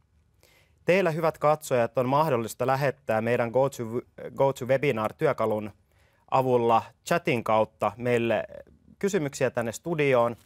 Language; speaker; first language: Finnish; native; Finnish